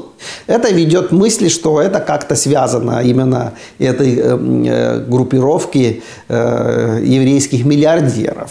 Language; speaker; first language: Russian; non-native, fluent; Estonian